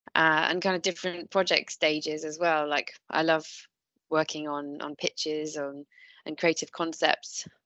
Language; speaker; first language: English; native; English